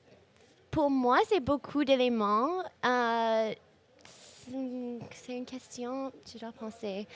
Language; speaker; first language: French; non-native, local second language; English